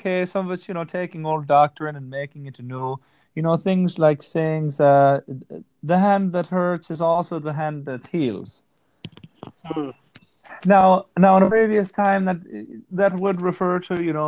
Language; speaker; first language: English; native; English